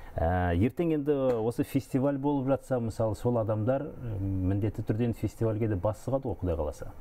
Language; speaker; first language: Kazakh; native; Kazakh